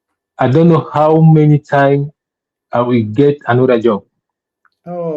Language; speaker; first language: English; non-native, learner; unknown